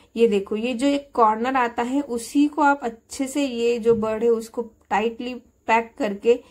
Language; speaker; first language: Hindi; non-native, local second language; Marathi